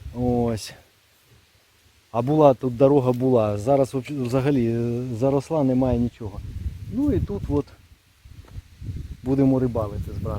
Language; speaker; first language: Ukrainian; native; Ukrainian